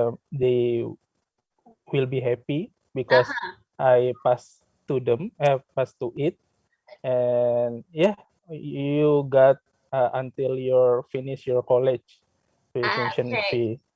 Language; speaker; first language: English; non-native, learner; Indonesian